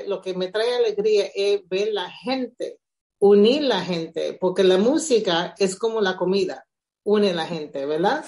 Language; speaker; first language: Spanish; early bilingual, heritage; Spanish